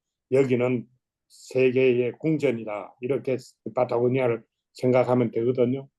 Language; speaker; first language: Korean; native; Korean